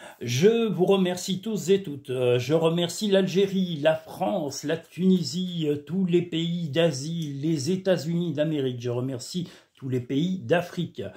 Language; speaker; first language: French; native; French